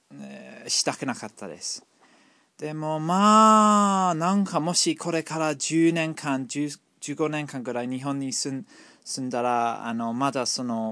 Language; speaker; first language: Japanese; non-native, fluent; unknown